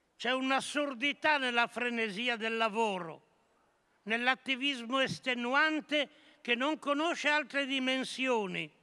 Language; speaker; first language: Italian; native; Italian